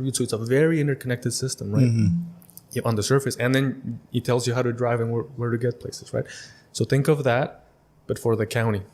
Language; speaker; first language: English; early bilingual, other home language; Spanish